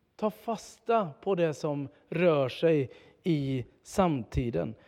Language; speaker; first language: Swedish; native; Swedish